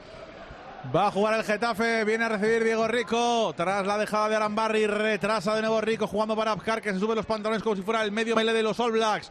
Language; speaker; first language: Spanish; native; Spanish